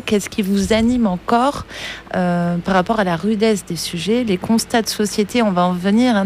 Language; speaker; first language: French; native; French